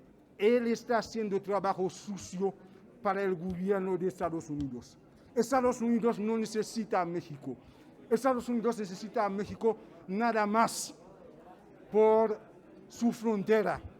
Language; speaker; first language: Spanish; non-native, fluent; Haitian Creole